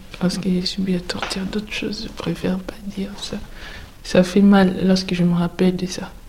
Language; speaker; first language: French; non-native, local second language; Lingala